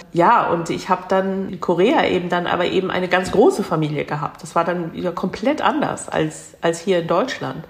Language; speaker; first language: German; early bilingual, other home language; Korean